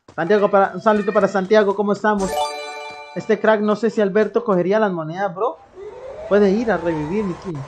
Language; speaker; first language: Spanish; native; Spanish